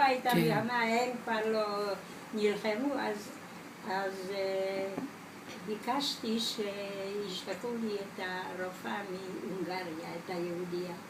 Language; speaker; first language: Hebrew; non-native, fluent; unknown